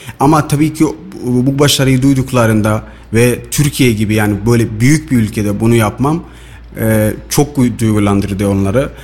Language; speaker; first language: Turkish; non-native, fluent; Somali